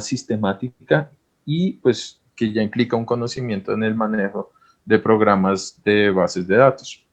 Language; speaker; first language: Spanish; native; Spanish